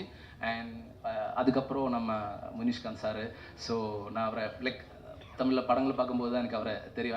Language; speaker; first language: Tamil; non-native, learner; Malayalam